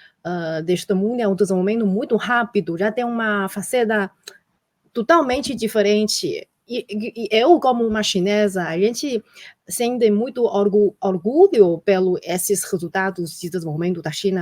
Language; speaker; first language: Portuguese; non-native, fluent; Chinese